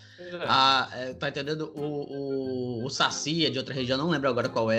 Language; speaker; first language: Portuguese; native; Portuguese